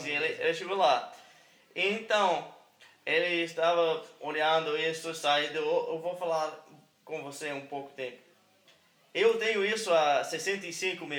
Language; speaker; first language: Portuguese; non-native, learner; English